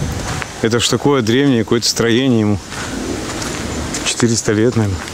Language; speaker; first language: Russian; native; Russian